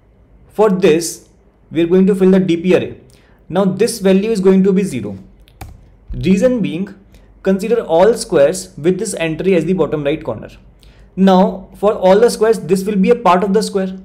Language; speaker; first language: English; non-native, local second language; Hindi